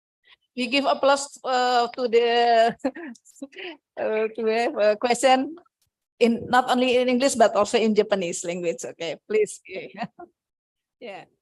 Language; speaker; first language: English; non-native, fluent; Indonesian